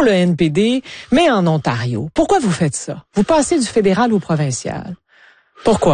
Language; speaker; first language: French; native; French